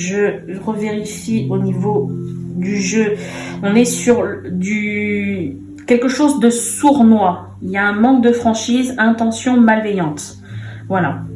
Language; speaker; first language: French; native; French